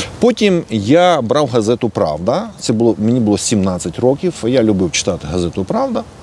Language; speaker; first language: Ukrainian; native; Ukrainian